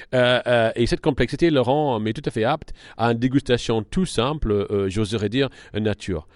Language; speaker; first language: French; non-native, fluent; English